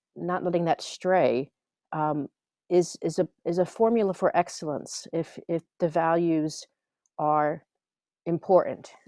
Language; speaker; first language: English; native; English